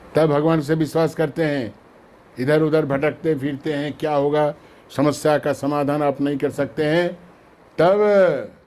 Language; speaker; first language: Hindi; non-native, local second language; Bangla